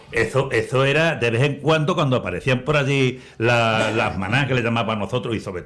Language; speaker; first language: Spanish; native; Spanish